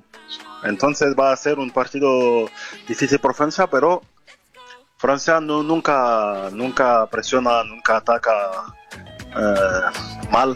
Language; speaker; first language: Spanish; non-native, fluent; French